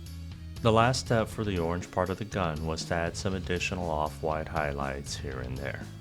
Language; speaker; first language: English; native; English